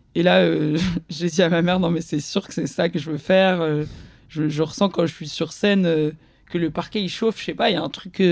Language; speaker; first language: French; native; French